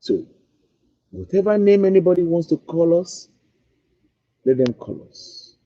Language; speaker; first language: English; non-native, local second language; Yoruba